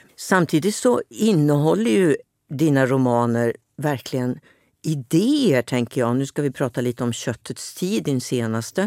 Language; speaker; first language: Swedish; native; Swedish